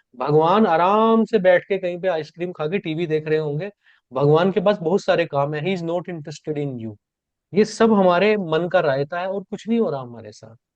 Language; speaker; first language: Hindi; native; Hindi